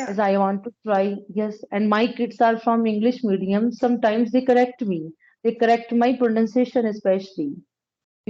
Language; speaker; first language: English; non-native, local second language; Punjabi